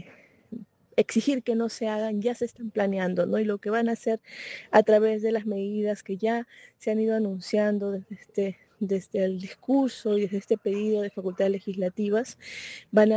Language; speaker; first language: Spanish; native; Spanish